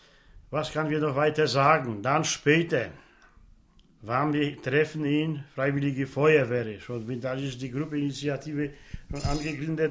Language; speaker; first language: German; non-native, local second language; Polish